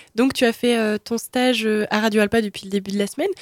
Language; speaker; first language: French; native; French